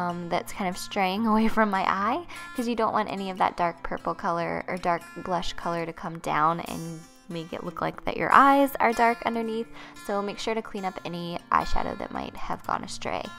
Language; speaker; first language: English; native; English